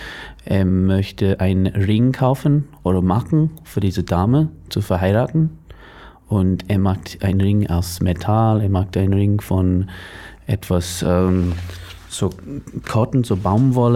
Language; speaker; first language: German; non-native, learner; English